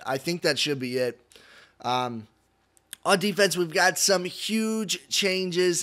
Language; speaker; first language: English; native; English